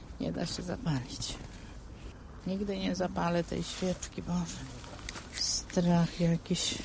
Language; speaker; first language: Polish; native; Polish